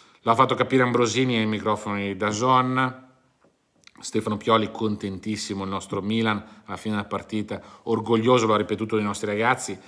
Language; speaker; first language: Italian; native; Italian